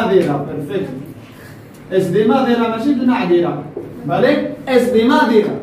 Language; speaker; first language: Spanish; non-native, fluent; Arabic